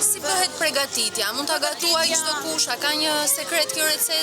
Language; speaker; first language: Albanian; native; Albanian